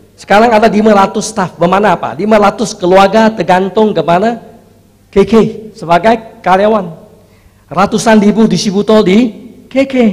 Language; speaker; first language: Indonesian; non-native, fluent; Chinese